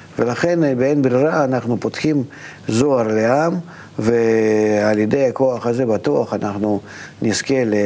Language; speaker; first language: Hebrew; non-native, fluent; Russian